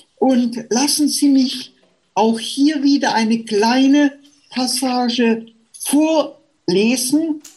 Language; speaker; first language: German; native; German